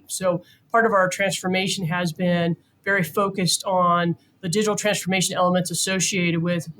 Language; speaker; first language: English; native; English